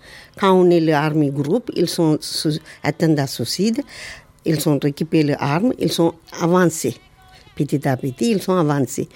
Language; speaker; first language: French; non-native, learner; Tamil